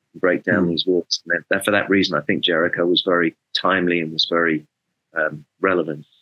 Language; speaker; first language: English; native; English